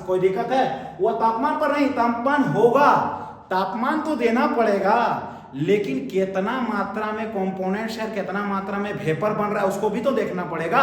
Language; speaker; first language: Hindi; native; Hindi